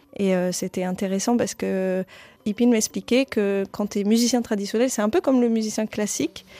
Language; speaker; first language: French; native; French